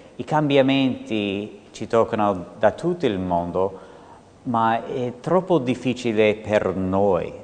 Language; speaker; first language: Italian; non-native, fluent; English